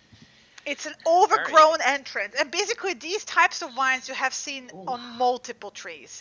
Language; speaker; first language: English; native; English